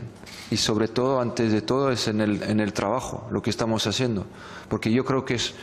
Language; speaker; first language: Spanish; non-native, fluent; French